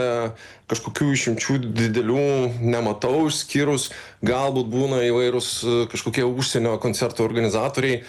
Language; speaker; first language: Lithuanian; native; Lithuanian